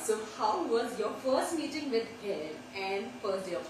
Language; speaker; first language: English; non-native, local second language; Hindi